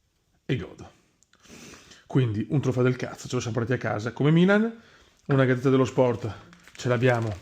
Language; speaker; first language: Italian; native; Italian